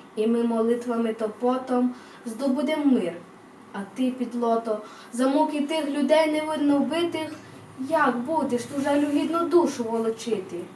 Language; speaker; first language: Ukrainian; native; Ukrainian